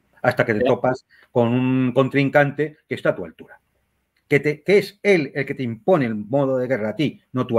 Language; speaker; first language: Spanish; native; Spanish